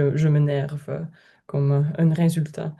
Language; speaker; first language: French; non-native, learner; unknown